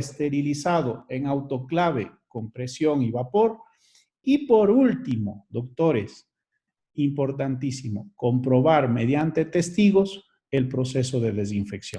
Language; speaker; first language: Spanish; native; Spanish